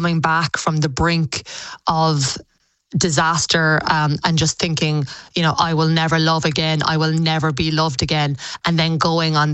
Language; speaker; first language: English; native; English